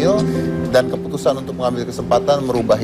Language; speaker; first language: Indonesian; native; Indonesian